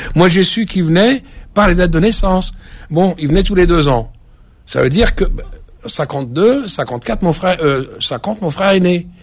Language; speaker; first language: French; early bilingual, other home language; Arabic